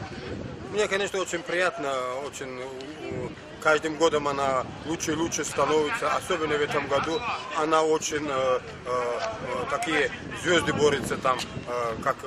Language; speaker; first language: Russian; non-native, local second language; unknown